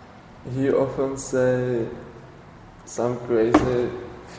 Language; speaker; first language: English; non-native, learner; Czech